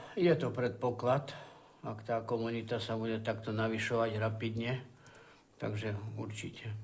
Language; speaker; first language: Slovak; native; Slovak